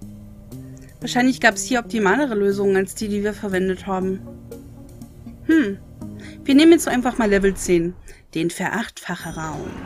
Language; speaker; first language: German; native; German